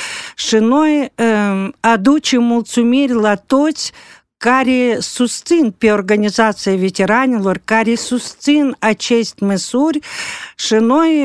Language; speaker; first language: Romanian; non-native, local second language; Russian